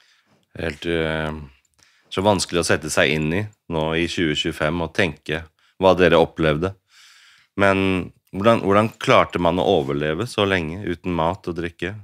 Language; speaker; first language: Norwegian; native; Norwegian